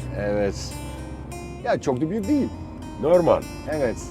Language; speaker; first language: Turkish; non-native, fluent; Dutch